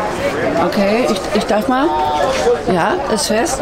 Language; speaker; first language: German; native; German